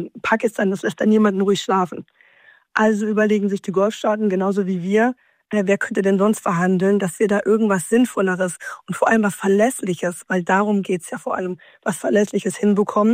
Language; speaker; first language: German; native; German